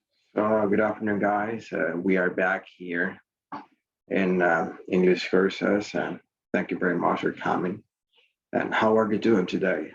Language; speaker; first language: English; non-native, fluent; Spanish